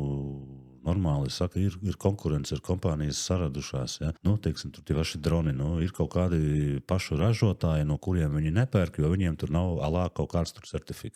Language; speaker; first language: Latvian; native; Latvian